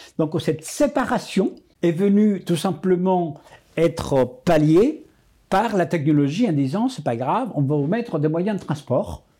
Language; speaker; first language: French; non-native, fluent; Spanish